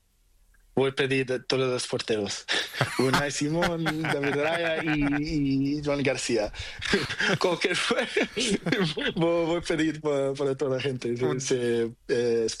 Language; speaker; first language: Spanish; non-native, learner; Portuguese